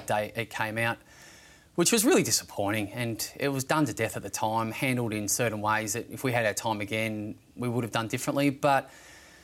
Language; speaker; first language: English; native; English